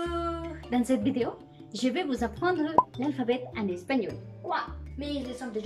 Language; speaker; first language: French; non-native, learner; Spanish